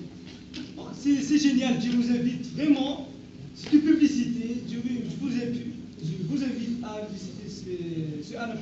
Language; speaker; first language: French; non-native, local second language; Arabic